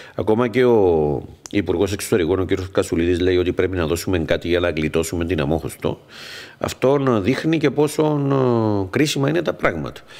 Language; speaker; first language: Greek; native; Greek